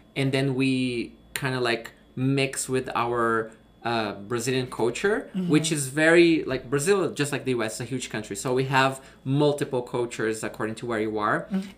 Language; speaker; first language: English; non-native, fluent; Portuguese